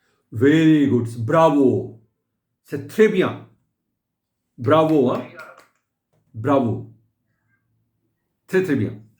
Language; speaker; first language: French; non-native, fluent; Hindi